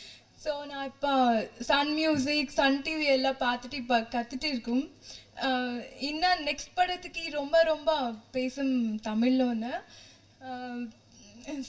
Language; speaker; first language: Tamil; non-native, learner; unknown